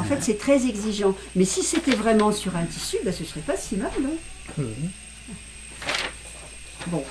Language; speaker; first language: French; native; French